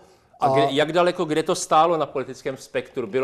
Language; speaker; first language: Czech; native; Czech